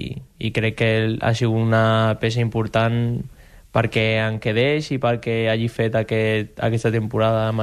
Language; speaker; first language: Catalan; non-native, local second language; Spanish